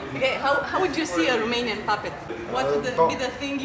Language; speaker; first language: English; non-native, fluent; Romanian